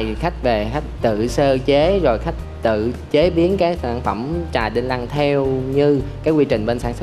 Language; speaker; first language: Vietnamese; native; Vietnamese